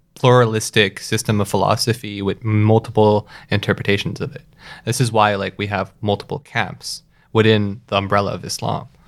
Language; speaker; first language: English; native; English